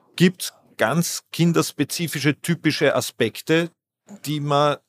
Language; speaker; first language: German; native; German